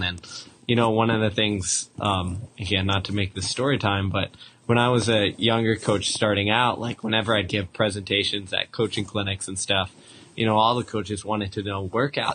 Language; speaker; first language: English; native; English